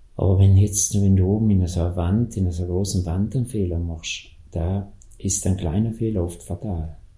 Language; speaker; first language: German; native; German